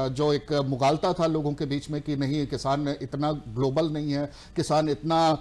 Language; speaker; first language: Hindi; native; Hindi